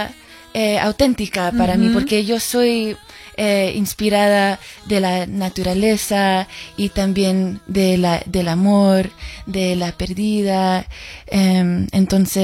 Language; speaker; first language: Spanish; non-native, learner; English